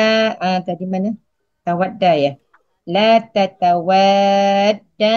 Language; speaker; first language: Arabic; non-native, learner; Malay